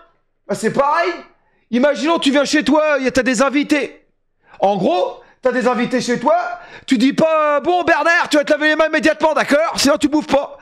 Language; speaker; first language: French; native; French